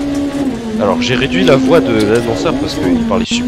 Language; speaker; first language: French; native; French